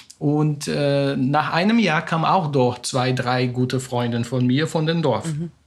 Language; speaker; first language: German; non-native, fluent; Spanish